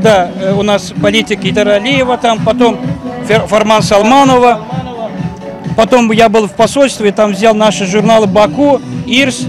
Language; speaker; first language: Russian; non-native, local second language; Azerbaijani